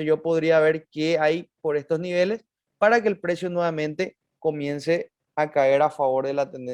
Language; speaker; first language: Spanish; native; Spanish